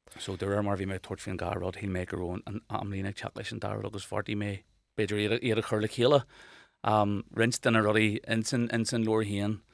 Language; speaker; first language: Irish; native; Irish